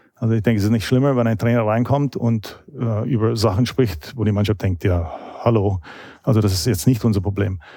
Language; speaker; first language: German; non-native, fluent; English